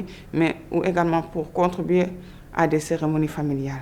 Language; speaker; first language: French; non-native, local second language; Wolof